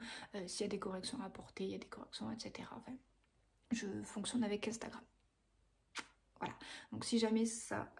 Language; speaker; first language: French; native; French